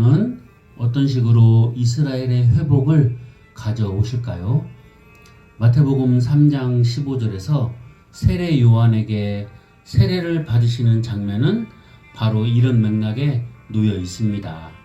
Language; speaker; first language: Korean; native; Korean